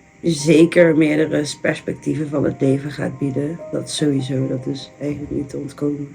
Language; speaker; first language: Dutch; native; Dutch